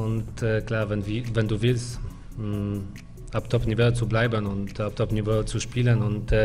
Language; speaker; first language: German; non-native, fluent; Polish